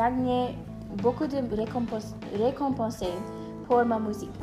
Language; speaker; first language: French; non-native, learner; English